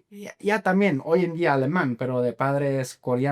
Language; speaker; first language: Spanish; non-native, fluent; German